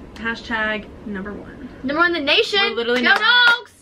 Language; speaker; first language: English; native; English